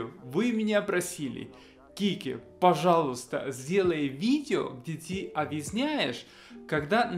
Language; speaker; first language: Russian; non-native, fluent; Spanish